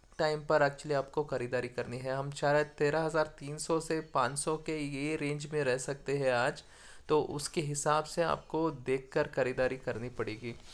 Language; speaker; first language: Hindi; non-native, local second language; Kannada